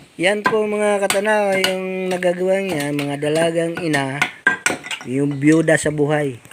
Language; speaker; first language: Filipino; native; Filipino